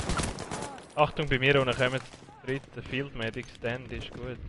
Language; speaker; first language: German; native; German